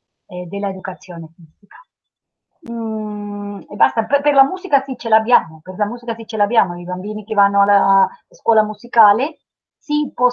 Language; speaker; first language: Italian; non-native, learner; Spanish